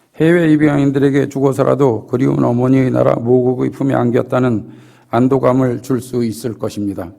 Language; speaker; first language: Korean; native; Korean